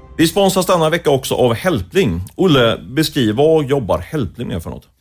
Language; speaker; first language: Swedish; native; Swedish